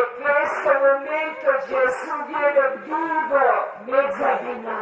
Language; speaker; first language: Italian; non-native, learner; Croatian